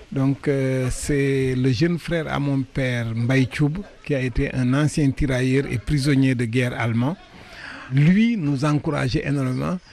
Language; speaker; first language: French; non-native, local second language; Wolof